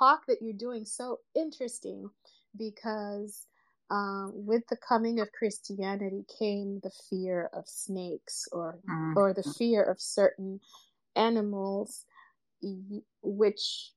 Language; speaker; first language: English; non-native, local second language; Ganda